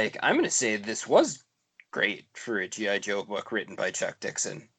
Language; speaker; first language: English; native; English